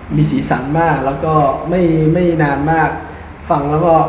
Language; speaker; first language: Thai; native; Thai